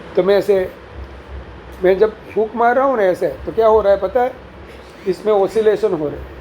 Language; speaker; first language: Hindi; non-native, local second language; Gujarati